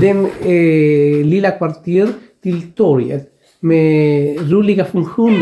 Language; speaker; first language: Swedish; non-native, fluent; Spanish